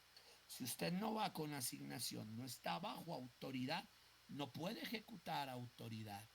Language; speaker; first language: Spanish; native; Spanish